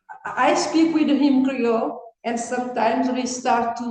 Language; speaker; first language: English; non-native, learner; Kabuverdianu